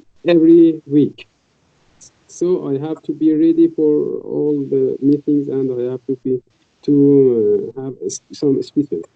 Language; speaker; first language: English; non-native, fluent; Persian